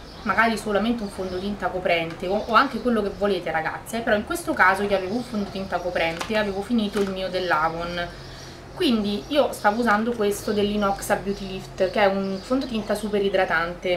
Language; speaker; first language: Italian; native; Italian